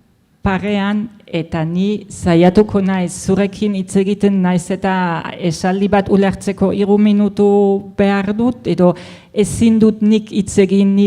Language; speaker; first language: Basque; non-native, fluent; German